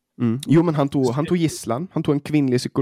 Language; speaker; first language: Swedish; native; Swedish